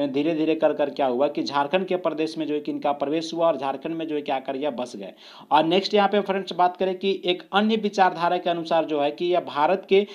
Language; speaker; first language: Hindi; native; Hindi